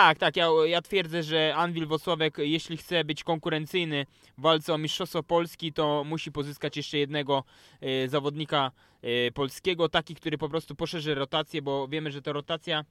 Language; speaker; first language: Polish; native; Polish